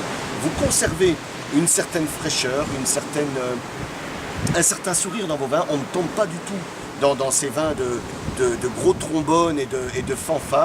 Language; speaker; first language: French; native; French